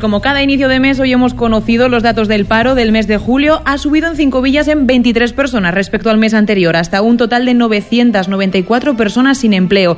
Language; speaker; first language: Spanish; native; Spanish